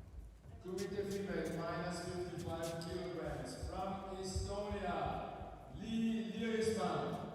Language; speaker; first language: English; non-native, fluent; German